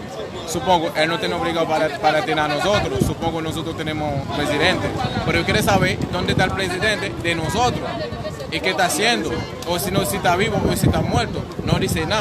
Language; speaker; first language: Spanish; non-native, fluent; Haitian Creole